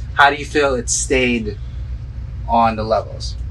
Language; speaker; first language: English; early bilingual, other home language; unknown